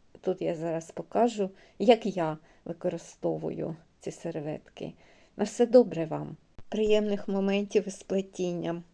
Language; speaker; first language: Ukrainian; non-native, local second language; Russian